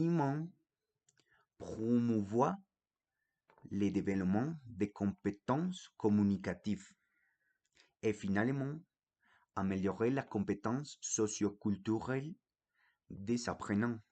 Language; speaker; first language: French; non-native, fluent; Spanish